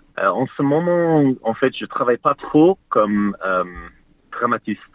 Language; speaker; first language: French; non-native, learner; English